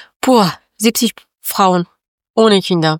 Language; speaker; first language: German; non-native, learner; Persian